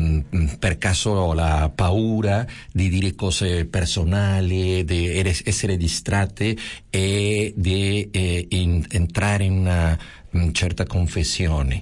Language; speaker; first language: Italian; non-native, fluent; Spanish